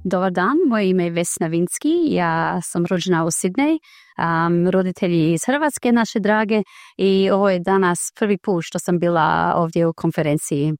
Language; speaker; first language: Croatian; early bilingual, heritage; Croatian